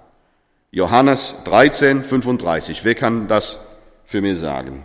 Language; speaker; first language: German; non-native, fluent; English